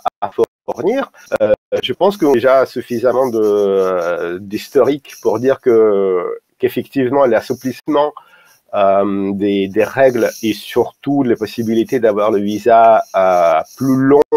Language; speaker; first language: French; non-native, fluent; Russian